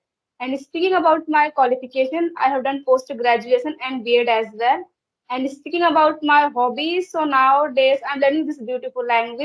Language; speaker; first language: English; non-native, learner; Hindi